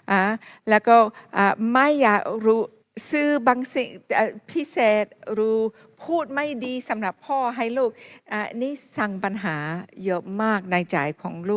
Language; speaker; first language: Thai; non-native, fluent; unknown